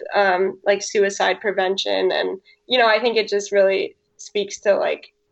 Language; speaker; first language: English; native; English